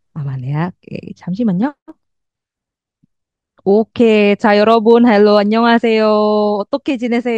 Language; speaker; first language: Korean; non-native, fluent; Indonesian